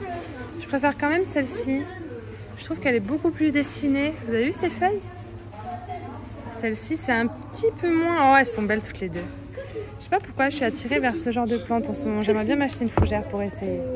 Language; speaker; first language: French; native; French